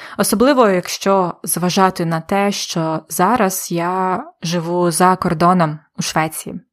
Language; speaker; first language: Ukrainian; native; Ukrainian